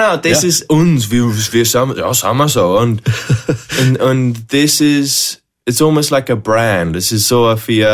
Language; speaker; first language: German; non-native, fluent; English